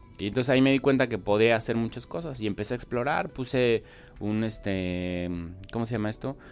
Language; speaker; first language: Spanish; native; Spanish